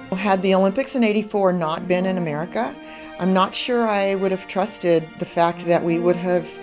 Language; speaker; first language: English; native; English